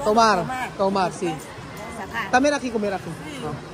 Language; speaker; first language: Spanish; non-native, learner; Filipino